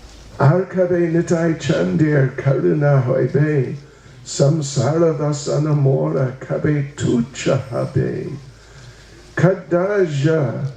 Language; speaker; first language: Russian; non-native, learner; English